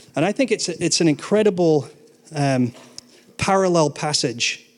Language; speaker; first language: English; native; English